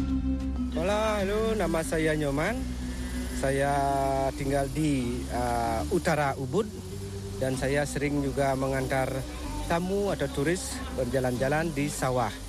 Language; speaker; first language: Indonesian; non-native, local second language; Balinese